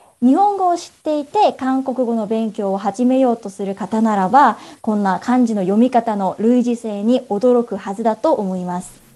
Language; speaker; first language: Japanese; non-native, fluent; Korean